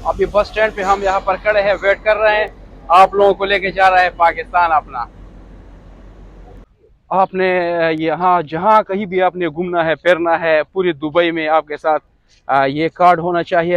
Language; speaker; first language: Hindi; non-native, local second language; Punjabi